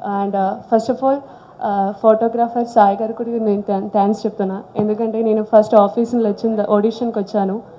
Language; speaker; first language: Telugu; non-native, learner; Malayalam